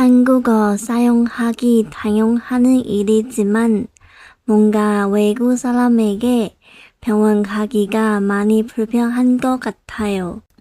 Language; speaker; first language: Korean; non-native, local second language; Chinese